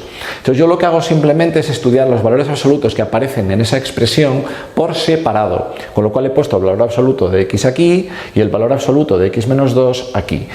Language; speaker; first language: Spanish; native; Spanish